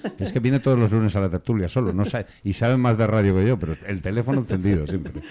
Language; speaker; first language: Spanish; native; Spanish